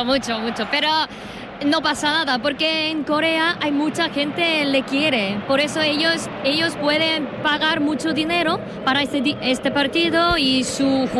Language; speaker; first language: Spanish; non-native, learner; Korean